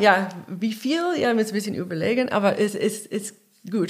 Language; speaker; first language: German; non-native, learner; English